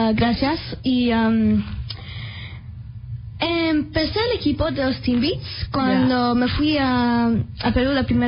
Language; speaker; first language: Spanish; early bilingual, heritage; Spanish